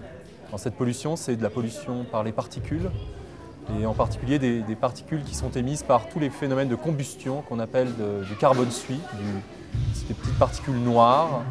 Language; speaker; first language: French; native; French